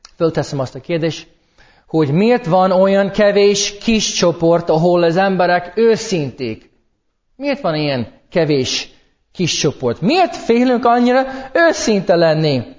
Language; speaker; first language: Hungarian; non-native, fluent; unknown